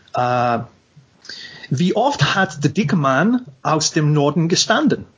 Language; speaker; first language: German; non-native, learner; English